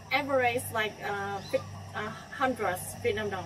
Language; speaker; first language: English; non-native, learner; Vietnamese